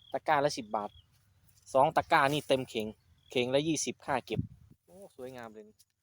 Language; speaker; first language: Thai; native; Thai